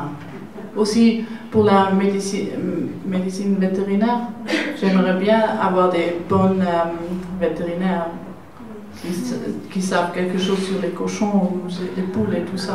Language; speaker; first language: French; non-native, learner; German